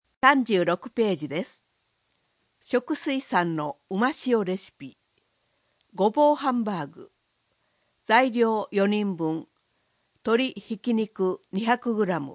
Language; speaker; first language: Japanese; native; Japanese